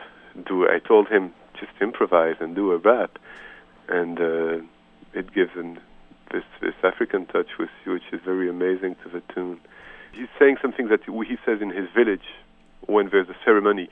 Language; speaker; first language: English; non-native, fluent; French